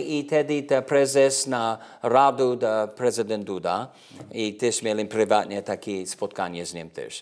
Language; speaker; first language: Polish; early bilingual, heritage; English